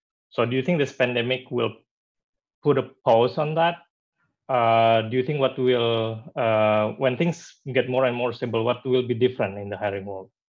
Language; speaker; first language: English; non-native, fluent; Indonesian